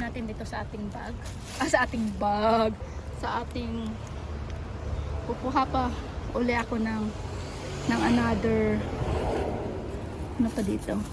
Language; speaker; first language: Filipino; native; Filipino